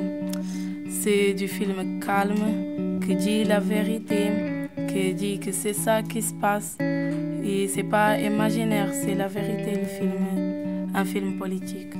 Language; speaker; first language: French; non-native, learner; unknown